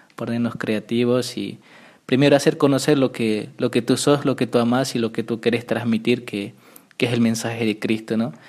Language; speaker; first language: Spanish; native; Spanish